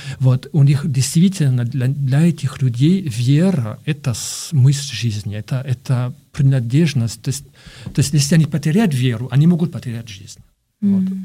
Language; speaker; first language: Russian; non-native, fluent; French